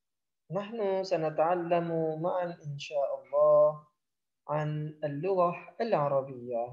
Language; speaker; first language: Arabic; non-native, fluent; Indonesian